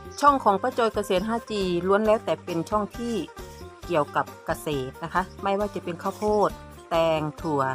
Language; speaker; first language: Thai; native; Thai